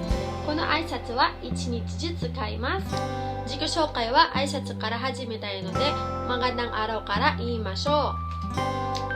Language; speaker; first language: Japanese; non-native, fluent; Filipino